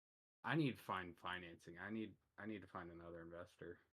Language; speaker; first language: English; native; English